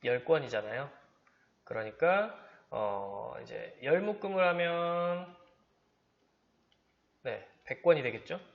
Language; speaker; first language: Korean; native; Korean